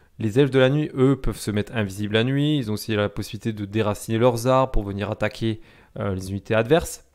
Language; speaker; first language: French; native; French